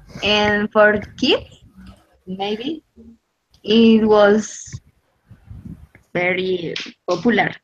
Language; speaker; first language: English; non-native, learner; Spanish